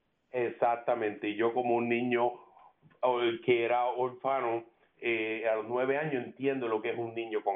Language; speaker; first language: Spanish; early bilingual, heritage; Spanish